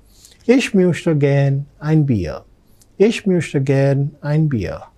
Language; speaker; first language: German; non-native, fluent; Telugu